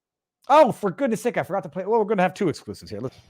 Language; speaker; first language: English; native; English